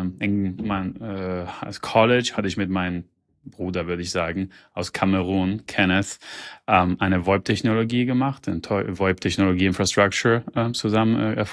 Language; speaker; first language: German; early bilingual, heritage; German